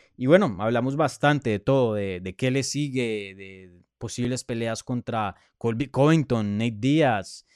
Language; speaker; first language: Spanish; native; Spanish